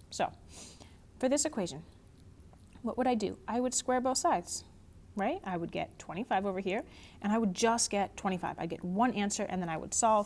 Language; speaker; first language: English; native; English